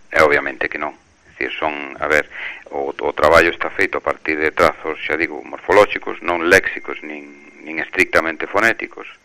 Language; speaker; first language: Galician; native; Galician